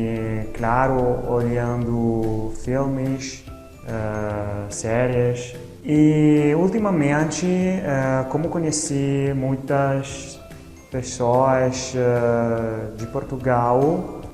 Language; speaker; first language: Portuguese; non-native, fluent; Italian